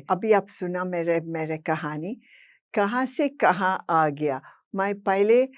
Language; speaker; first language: Hindi; non-native, local second language; English